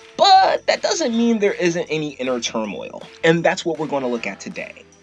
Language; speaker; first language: English; native; English